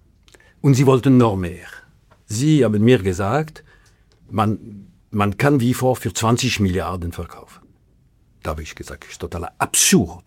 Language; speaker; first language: German; non-native, local second language; French